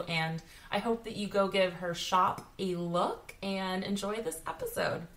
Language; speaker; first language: English; native; English